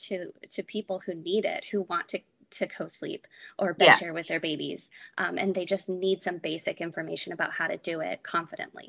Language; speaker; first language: English; native; English